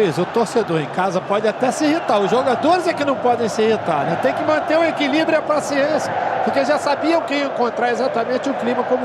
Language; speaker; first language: Portuguese; native; Portuguese